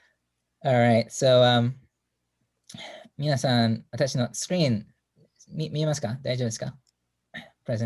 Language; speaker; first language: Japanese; non-native, fluent; English